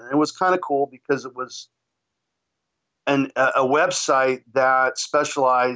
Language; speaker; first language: English; native; English